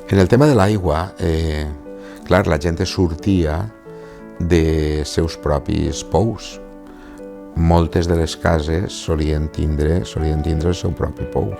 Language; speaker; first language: Catalan; native; Catalan